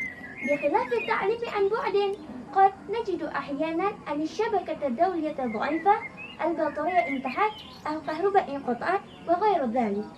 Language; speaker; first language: Arabic; non-native, fluent; Indonesian